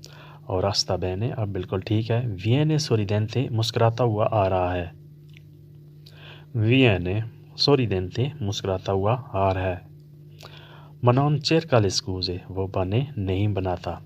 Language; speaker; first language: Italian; non-native, fluent; Urdu